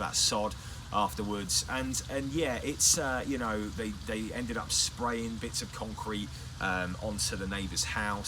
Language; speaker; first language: English; native; English